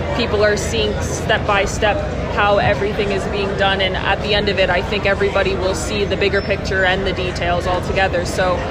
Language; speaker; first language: English; native; English